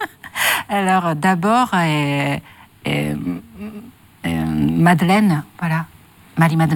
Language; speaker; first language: French; non-native, learner; Japanese